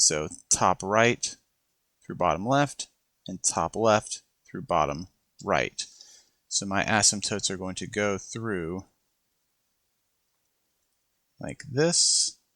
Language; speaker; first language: English; native; English